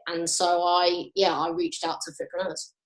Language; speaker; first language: English; native; English